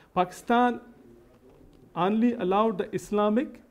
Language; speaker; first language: English; non-native, local second language; Baluchi